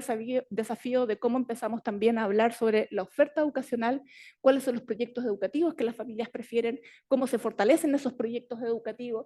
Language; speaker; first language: Spanish; native; Spanish